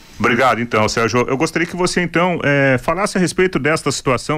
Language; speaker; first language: Portuguese; native; Portuguese